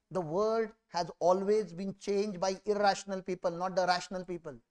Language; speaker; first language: Hindi; non-native, local second language; Marathi